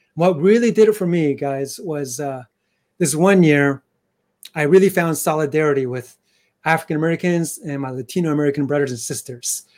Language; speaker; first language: English; early bilingual, other home language; Chinese